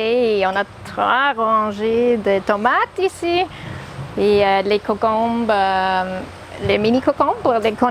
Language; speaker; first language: French; non-native, learner; German